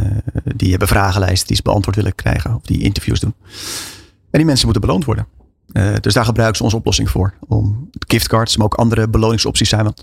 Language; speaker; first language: Dutch; native; Dutch